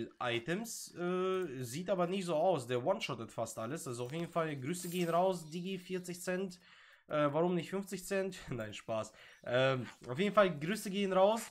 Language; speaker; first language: German; native; German